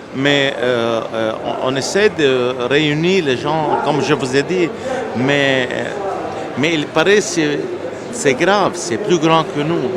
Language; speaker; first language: French; non-native, local second language; Arabic